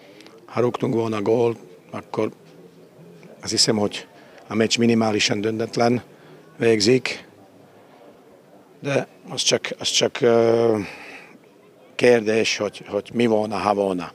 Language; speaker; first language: Hungarian; non-native, fluent; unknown